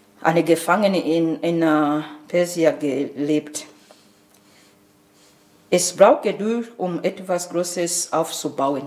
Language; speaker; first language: German; non-native, learner; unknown